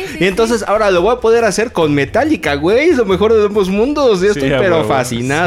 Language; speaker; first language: Spanish; native; Spanish